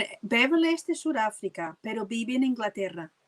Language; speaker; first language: Spanish; non-native, fluent; English